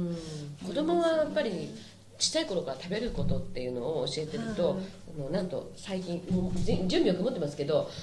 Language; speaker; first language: Japanese; native; Japanese